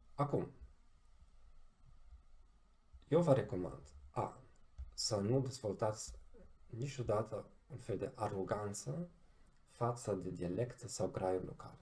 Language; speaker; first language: Romanian; non-native, fluent; German